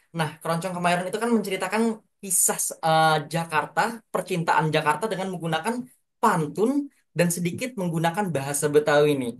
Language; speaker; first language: Indonesian; native; Indonesian